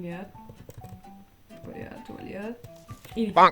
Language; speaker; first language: Indonesian; non-native, fluent; Turkish